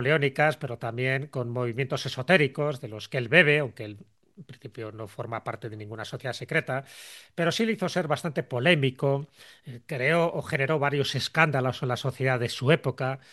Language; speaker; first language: Spanish; native; Spanish